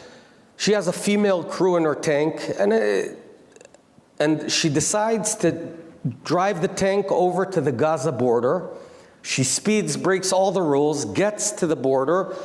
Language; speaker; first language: English; non-native, local second language; Hebrew